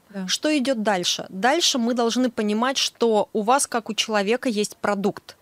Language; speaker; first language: Russian; native; Russian